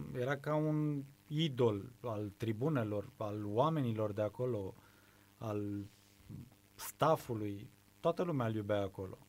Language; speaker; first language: Romanian; native; Romanian